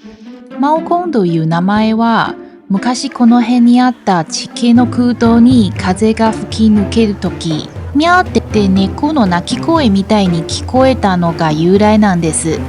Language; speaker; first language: Japanese; non-native, fluent; Chinese